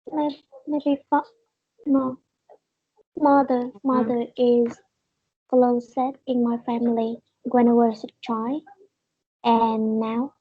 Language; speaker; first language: English; non-native, learner; Vietnamese